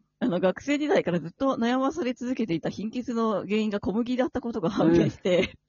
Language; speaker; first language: Japanese; native; Japanese